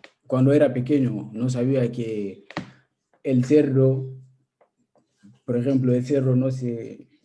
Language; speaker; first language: Spanish; non-native, learner; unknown